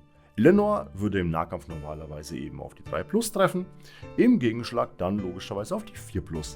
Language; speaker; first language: German; native; German